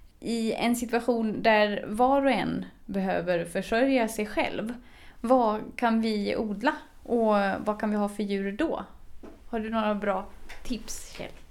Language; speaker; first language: Swedish; native; Swedish